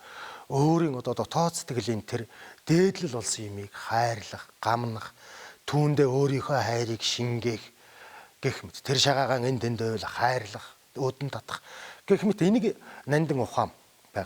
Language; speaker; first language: Mongolian; native; Mongolian